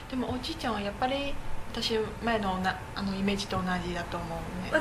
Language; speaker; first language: Japanese; non-native, fluent; Chinese